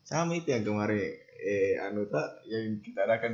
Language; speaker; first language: Indonesian; native; Indonesian